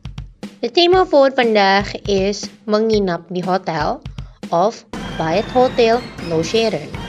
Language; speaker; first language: Dutch; non-native, fluent; Indonesian